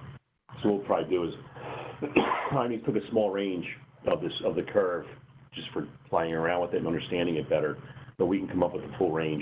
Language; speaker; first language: English; native; English